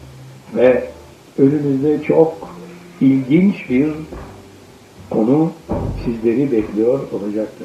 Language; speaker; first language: Turkish; native; Turkish